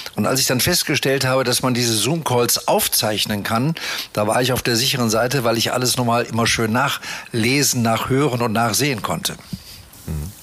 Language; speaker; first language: German; native; German